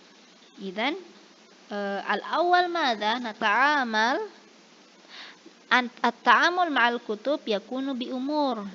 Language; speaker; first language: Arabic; non-native, fluent; Indonesian